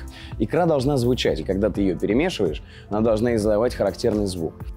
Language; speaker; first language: Russian; native; Russian